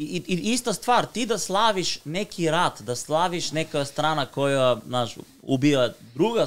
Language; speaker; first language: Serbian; non-native, learner; Bulgarian